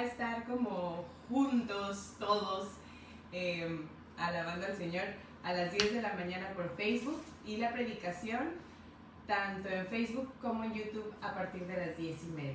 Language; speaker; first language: Spanish; native; Spanish